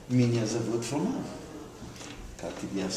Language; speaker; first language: Russian; non-native, learner; English